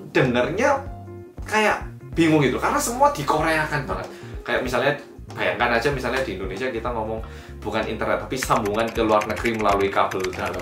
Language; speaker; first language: Indonesian; native; Indonesian